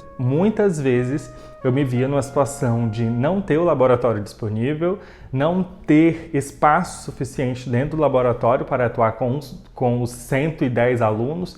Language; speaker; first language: Portuguese; native; Portuguese